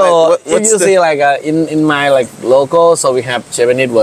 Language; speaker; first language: English; non-native, learner; Thai